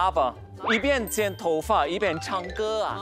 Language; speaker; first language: Chinese; non-native, fluent; German